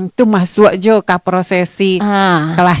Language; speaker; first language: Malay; non-native, local second language; Minangkabau